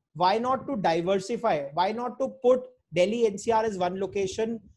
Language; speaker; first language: English; non-native, local second language; Hindi